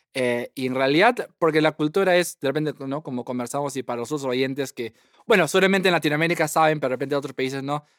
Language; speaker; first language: Spanish; native; Spanish